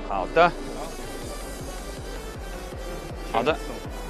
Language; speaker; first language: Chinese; non-native, learner; English